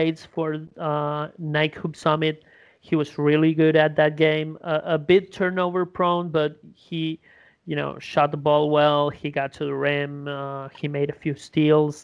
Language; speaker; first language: English; non-native, fluent; Spanish